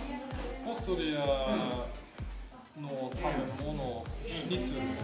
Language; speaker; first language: Japanese; non-native, learner; German